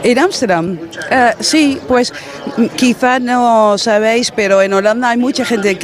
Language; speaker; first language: Spanish; non-native, fluent; Dutch